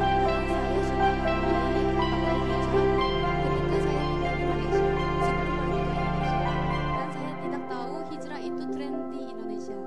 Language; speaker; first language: Indonesian; non-native, fluent; Korean